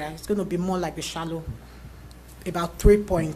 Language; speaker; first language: English; native; English